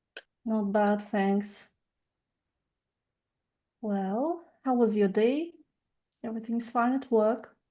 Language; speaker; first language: English; non-native, fluent; Russian